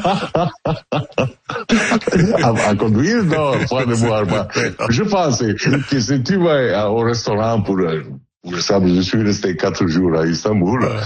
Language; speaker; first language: French; non-native, learner; Italian